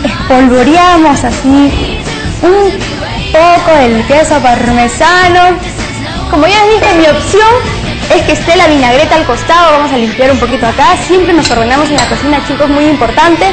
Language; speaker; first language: Spanish; native; Spanish